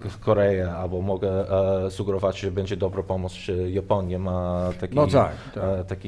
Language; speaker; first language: Polish; non-native, learner; English